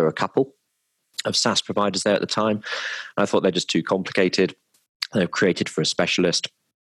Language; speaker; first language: English; native; English